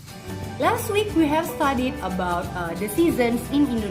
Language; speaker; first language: English; non-native, fluent; Indonesian